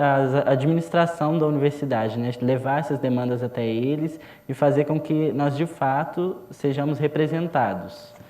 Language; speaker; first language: Portuguese; native; Portuguese